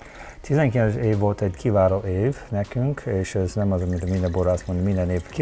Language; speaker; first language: Hungarian; early bilingual, heritage; Hungarian